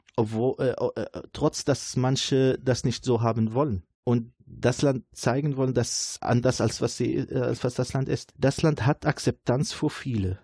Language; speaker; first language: German; non-native, fluent; Arabic